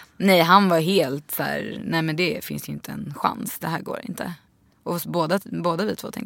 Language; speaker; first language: Swedish; native; Swedish